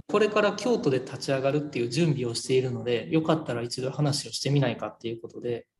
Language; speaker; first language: Japanese; native; Japanese